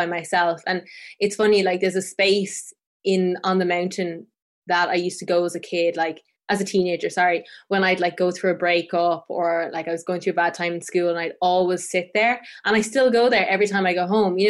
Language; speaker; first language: English; native; English